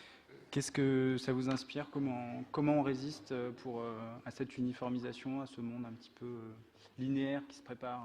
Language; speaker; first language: French; native; French